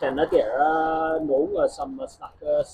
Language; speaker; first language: Norwegian; non-native, learner; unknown